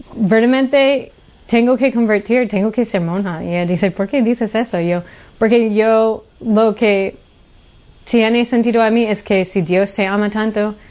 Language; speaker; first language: Spanish; non-native, fluent; English